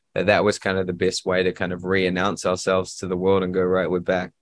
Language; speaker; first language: English; native; English